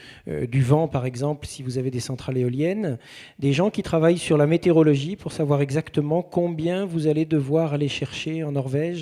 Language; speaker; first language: French; native; French